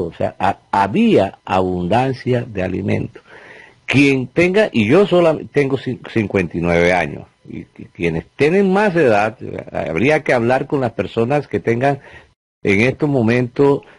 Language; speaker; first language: Spanish; native; Spanish